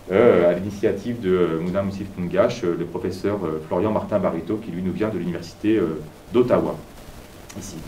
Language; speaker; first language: French; native; French